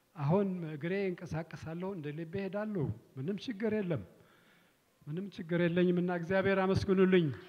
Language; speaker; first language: Amharic; non-native, local second language; Tigrinya